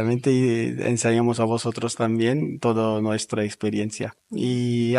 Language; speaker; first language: Spanish; non-native, learner; Turkish